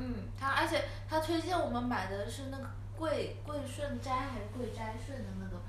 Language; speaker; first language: Chinese; native; Chinese